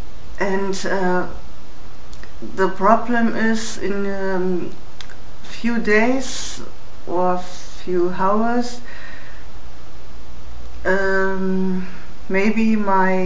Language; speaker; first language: English; non-native, learner; German